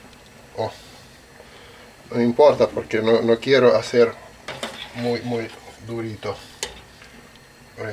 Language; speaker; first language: Spanish; non-native, learner; Russian